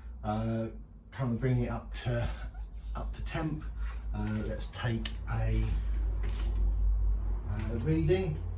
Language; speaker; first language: English; native; English